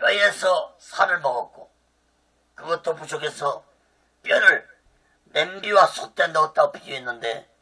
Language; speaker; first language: Korean; native; Korean